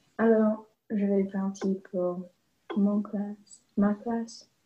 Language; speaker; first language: French; non-native, learner; English